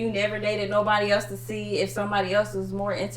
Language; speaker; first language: English; native; English